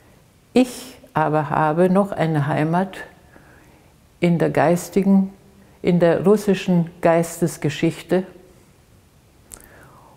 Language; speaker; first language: German; early bilingual, heritage; Russian